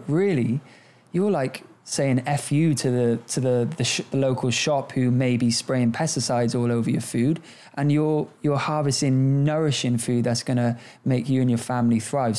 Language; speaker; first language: English; native; English